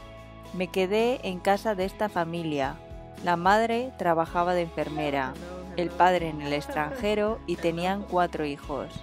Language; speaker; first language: Spanish; early bilingual, other home language; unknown